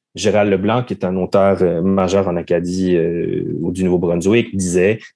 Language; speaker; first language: French; native; French